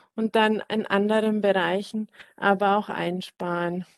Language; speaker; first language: German; native; German